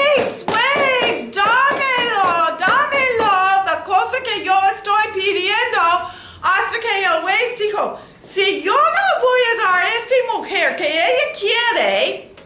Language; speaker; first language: Spanish; non-native, learner; English